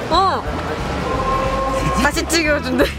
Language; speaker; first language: Korean; native; Korean